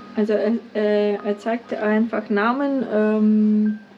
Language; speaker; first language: German; non-native, learner; Ukrainian